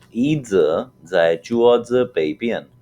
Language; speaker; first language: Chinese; non-native, fluent; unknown